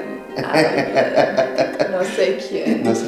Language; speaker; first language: Spanish; non-native, learner; English